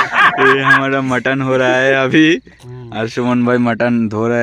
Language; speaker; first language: Hindi; non-native, local second language; Bangla